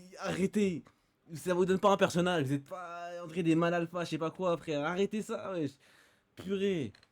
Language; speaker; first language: French; native; French